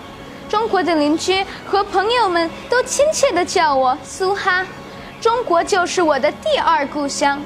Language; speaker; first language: Chinese; early bilingual, other home language; Urdu